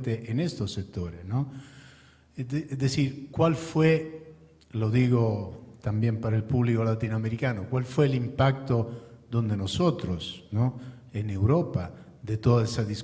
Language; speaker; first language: Spanish; non-native, fluent; Italian